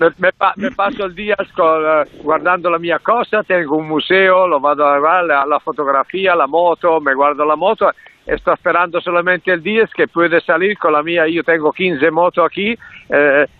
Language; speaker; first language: Spanish; non-native, learner; Italian